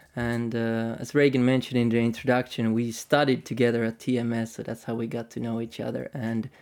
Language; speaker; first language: English; non-native, fluent; Finnish